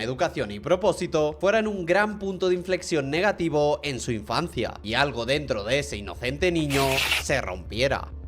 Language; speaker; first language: Spanish; native; Spanish